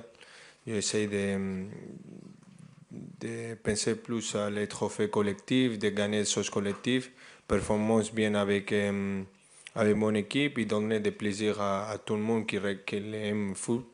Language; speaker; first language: French; non-native, fluent; Spanish